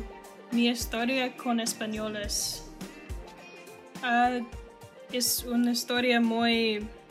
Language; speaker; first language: Spanish; non-native, learner; English